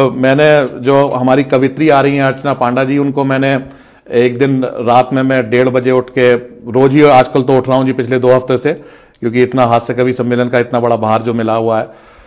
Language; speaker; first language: Hindi; native; Hindi